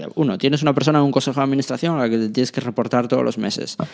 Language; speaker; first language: Spanish; native; Spanish